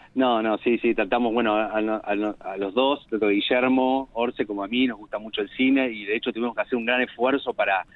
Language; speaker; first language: Spanish; native; Spanish